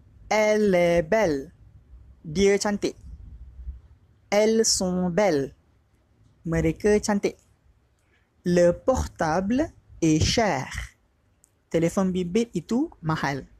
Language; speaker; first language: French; non-native, fluent; Malay